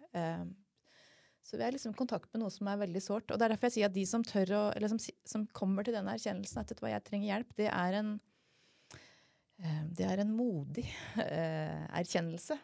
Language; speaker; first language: Norwegian; early bilingual, heritage; Norwegian